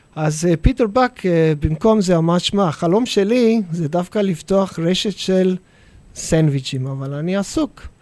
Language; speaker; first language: Hebrew; non-native, fluent; English